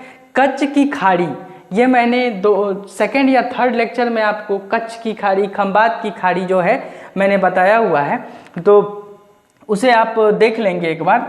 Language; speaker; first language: Hindi; native; Hindi